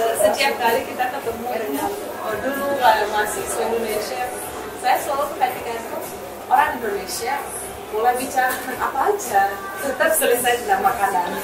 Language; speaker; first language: Indonesian; non-native, fluent; Russian